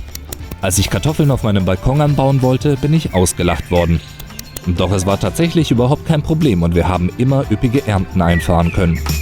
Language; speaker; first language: German; native; German